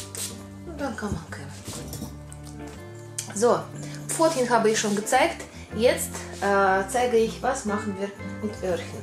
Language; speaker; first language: German; non-native, learner; Russian